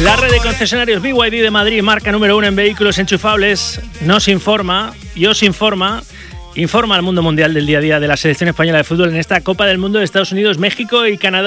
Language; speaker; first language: Spanish; native; Spanish